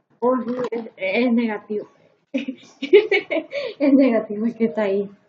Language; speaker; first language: Spanish; non-native, learner; English